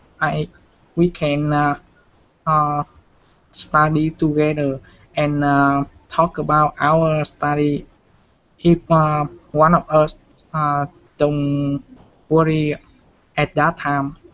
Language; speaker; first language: English; non-native, learner; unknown